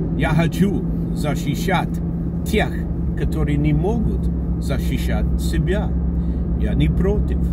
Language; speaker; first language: Russian; early bilingual, heritage; Russian